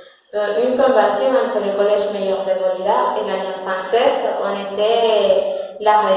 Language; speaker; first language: French; non-native, fluent; Spanish